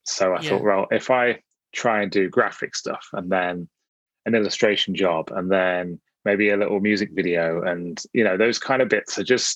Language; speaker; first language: English; native; English